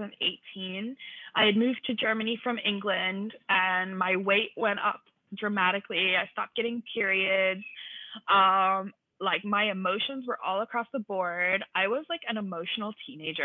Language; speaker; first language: English; native; English